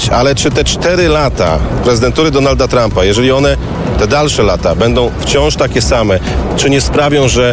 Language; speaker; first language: Polish; native; Polish